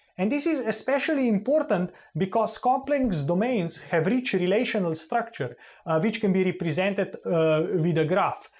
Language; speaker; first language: English; non-native, fluent; Slovenian